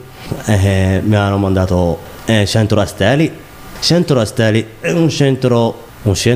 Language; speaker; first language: Italian; non-native, learner; Somali